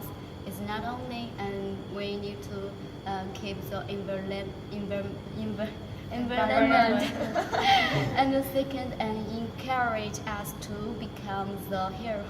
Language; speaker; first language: English; non-native, learner; Chinese